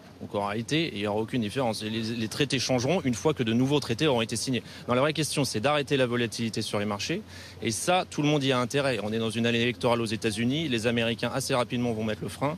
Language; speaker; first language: French; native; French